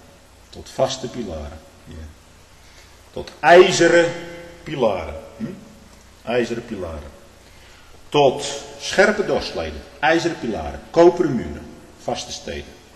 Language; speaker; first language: Dutch; native; Dutch